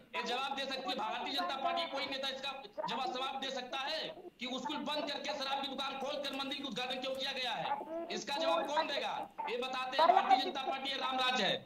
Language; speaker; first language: Hindi; native; Hindi